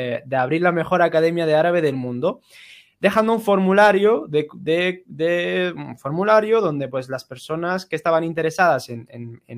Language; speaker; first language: Spanish; native; Spanish